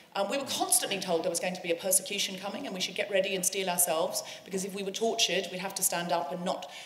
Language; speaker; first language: English; native; English